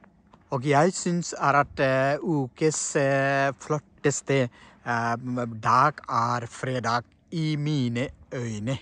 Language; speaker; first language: Norwegian; non-native, fluent; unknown